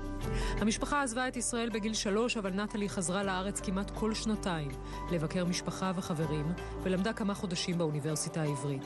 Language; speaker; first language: Hebrew; native; Hebrew